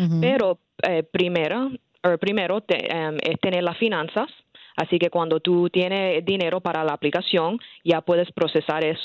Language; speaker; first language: Spanish; early bilingual, heritage; Spanish